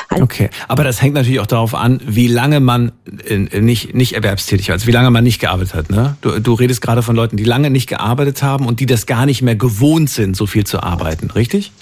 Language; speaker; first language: German; native; German